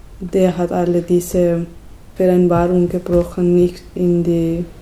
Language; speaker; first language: German; non-native, learner; Spanish